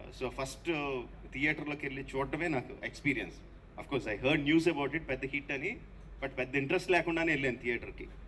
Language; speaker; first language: Telugu; native; Telugu